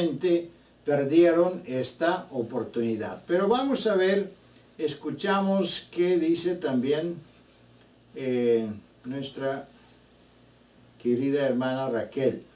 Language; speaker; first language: Spanish; non-native, fluent; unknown